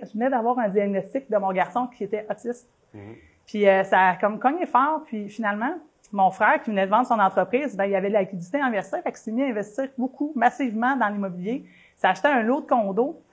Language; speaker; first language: French; native; French